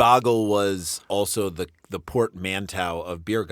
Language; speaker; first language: English; native; English